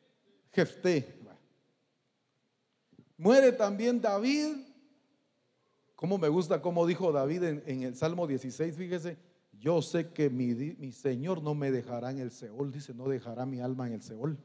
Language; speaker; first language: Spanish; native; Spanish